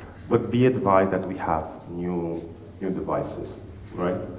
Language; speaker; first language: English; non-native, fluent; Romanian